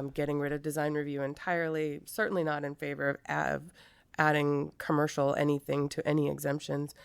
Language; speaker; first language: English; native; English